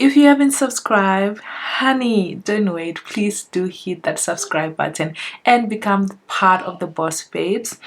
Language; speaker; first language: English; non-native, local second language; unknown